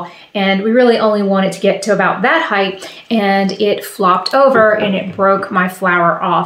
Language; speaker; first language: English; native; English